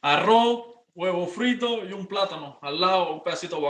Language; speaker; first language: Spanish; native; Spanish